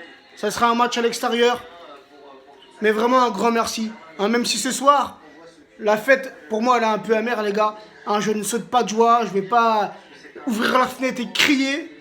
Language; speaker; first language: French; native; French